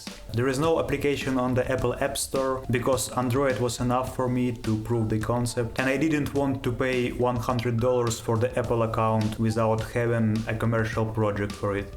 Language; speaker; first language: English; non-native, fluent; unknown